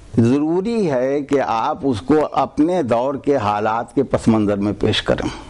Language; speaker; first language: Urdu; native; Urdu